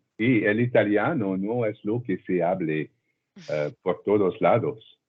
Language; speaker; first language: Spanish; non-native, learner; French